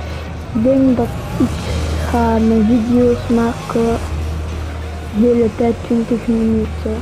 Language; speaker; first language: Dutch; non-native, local second language; French